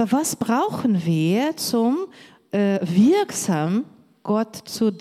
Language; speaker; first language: German; non-native, learner; Portuguese